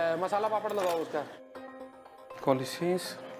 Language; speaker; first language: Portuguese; non-native, learner; Punjabi